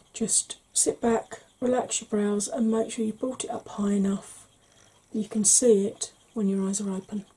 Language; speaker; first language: English; native; English